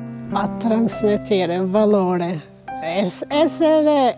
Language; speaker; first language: Italian; non-native, fluent; Albanian